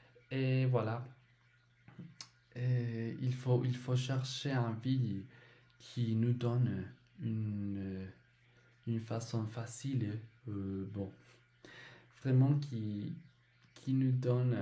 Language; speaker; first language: French; non-native, learner; Spanish